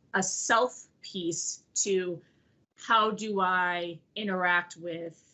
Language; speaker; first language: English; native; English